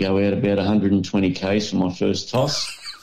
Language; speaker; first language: English; native; English